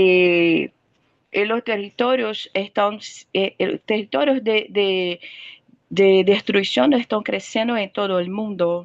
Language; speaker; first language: Spanish; non-native, fluent; Portuguese